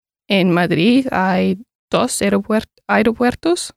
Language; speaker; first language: Spanish; non-native, learner; English